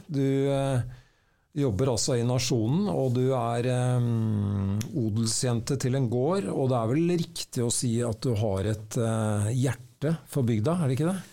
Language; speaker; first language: Norwegian; native; Norwegian